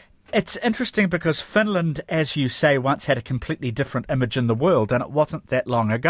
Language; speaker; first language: English; native; English